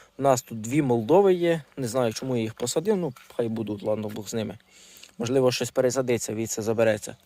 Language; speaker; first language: Ukrainian; non-native, local second language; Russian